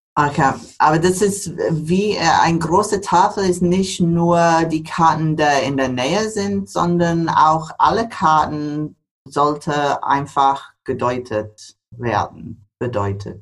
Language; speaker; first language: German; non-native, fluent; English